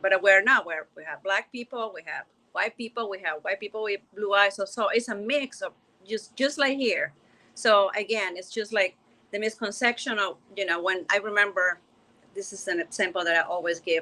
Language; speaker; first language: English; non-native, fluent; Spanish